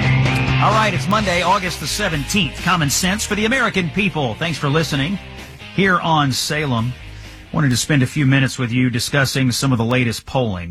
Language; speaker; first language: English; native; English